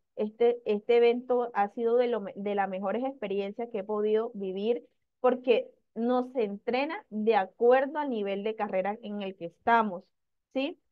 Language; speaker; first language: Spanish; native; Spanish